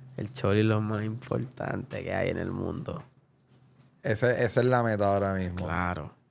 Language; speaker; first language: Spanish; early bilingual, other home language; English